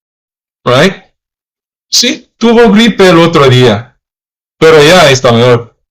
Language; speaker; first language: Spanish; non-native, learner; English